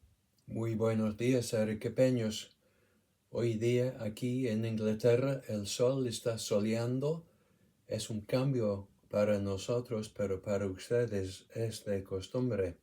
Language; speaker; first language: Spanish; non-native, fluent; English